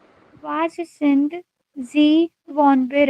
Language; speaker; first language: German; non-native, learner; Hindi